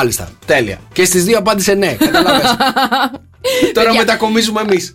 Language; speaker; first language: Greek; native; Greek